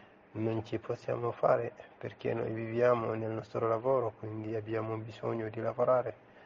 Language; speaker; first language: Italian; non-native, learner; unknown